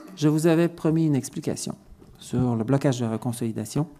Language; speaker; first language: French; native; French